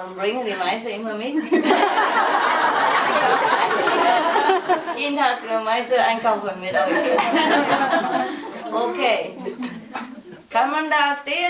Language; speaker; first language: German; non-native, learner; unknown